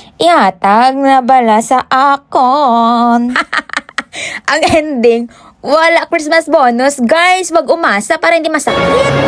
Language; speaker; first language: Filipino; non-native, local second language; Hiligaynon